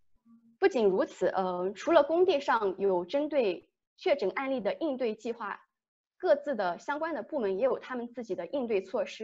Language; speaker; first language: Chinese; native; Chinese